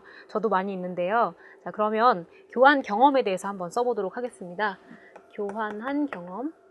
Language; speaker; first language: Korean; native; Korean